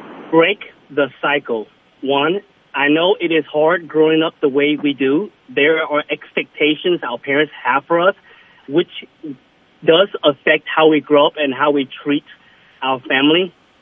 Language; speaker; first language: English; early bilingual, other home language; Vietnamese